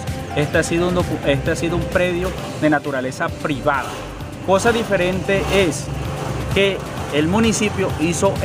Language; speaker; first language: Spanish; native; Spanish